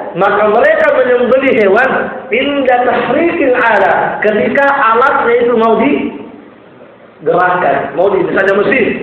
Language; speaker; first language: Indonesian; native; Indonesian